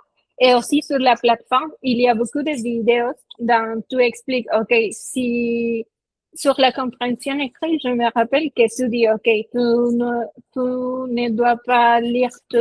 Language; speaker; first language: French; non-native, fluent; Spanish